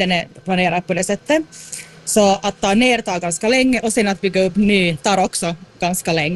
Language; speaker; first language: Swedish; native; Swedish